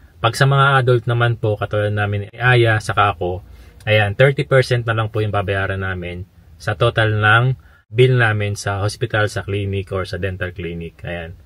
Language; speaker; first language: Filipino; native; Filipino